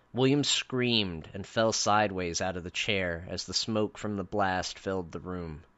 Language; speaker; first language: English; native; English